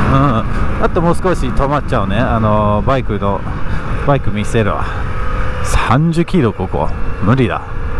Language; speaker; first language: Japanese; non-native, fluent; English